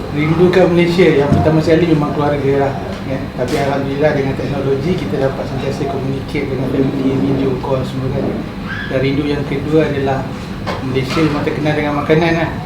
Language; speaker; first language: Malay; native; Malay